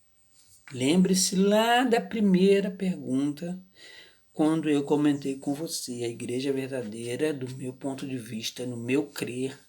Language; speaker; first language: Portuguese; native; Portuguese